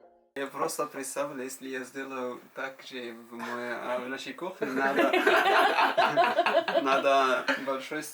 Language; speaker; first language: Russian; non-native, learner; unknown